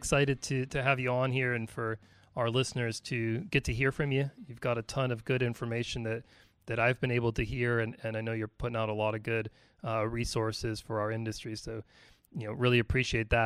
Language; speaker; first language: English; native; English